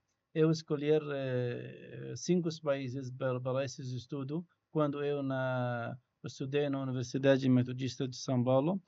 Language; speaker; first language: Portuguese; non-native, learner; Arabic